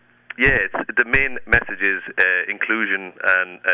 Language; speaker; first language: English; native; English